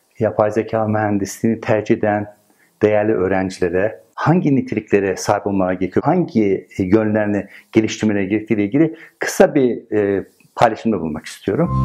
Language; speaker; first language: Turkish; non-native, fluent; Persian